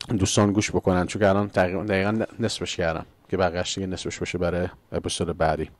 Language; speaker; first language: Persian; early bilingual, heritage; Persian